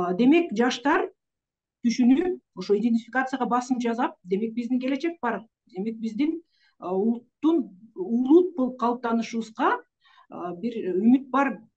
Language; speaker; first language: Kyrgyz; native; Kyrgyz